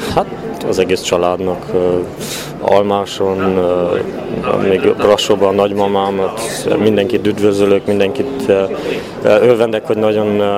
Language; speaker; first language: Hungarian; early bilingual, heritage; Hungarian